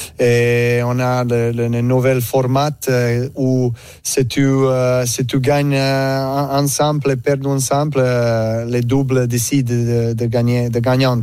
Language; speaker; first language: French; non-native, learner; Serbian